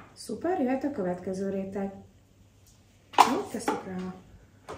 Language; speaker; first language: Hungarian; native; Hungarian